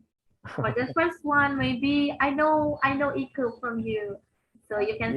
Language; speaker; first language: English; non-native, fluent; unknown